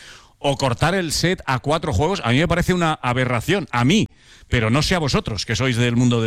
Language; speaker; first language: Spanish; native; Spanish